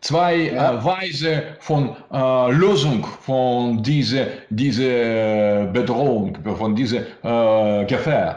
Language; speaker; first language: German; non-native, learner; Russian